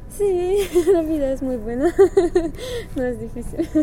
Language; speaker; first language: Spanish; non-native, learner; Polish